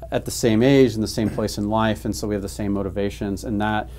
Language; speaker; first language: English; native; English